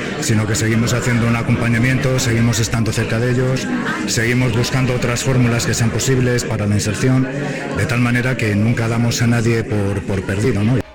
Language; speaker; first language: Spanish; native; Spanish